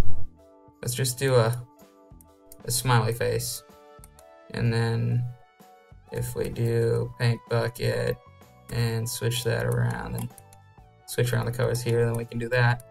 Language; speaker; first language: English; native; English